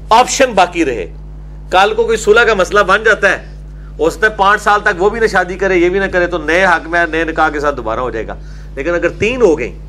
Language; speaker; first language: Urdu; non-native, local second language; Punjabi